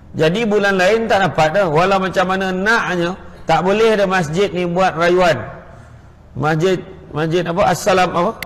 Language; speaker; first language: Malay; native; Malay